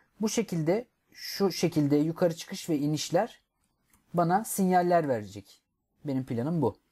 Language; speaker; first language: Turkish; native; Turkish